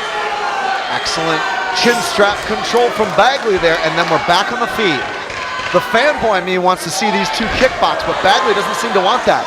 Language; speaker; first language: English; native; English